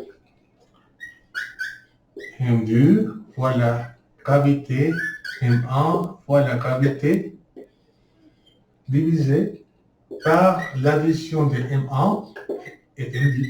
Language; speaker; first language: French; non-native, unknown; Spanish